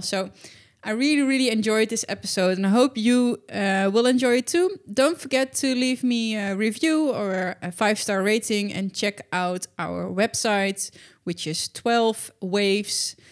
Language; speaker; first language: English; non-native, fluent; Dutch